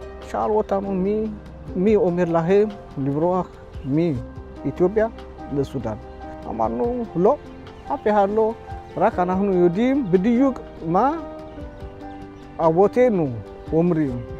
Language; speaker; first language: Hebrew; non-native, fluent; Amharic